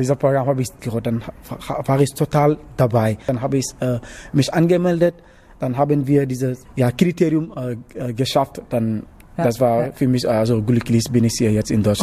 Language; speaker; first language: German; non-native, learner; Wolof